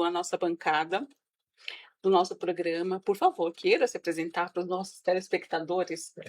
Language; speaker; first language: Portuguese; native; Portuguese